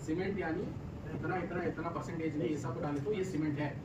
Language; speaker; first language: Hindi; non-native, local second language; Kannada